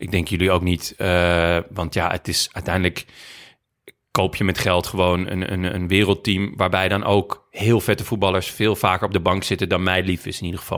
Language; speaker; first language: Dutch; native; Dutch